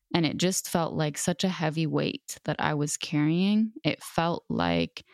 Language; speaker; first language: English; non-native, fluent; Arabic